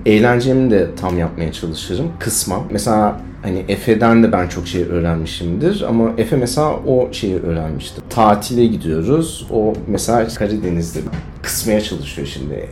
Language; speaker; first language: Turkish; early bilingual, other home language; German